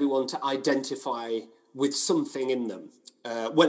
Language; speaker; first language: English; native; English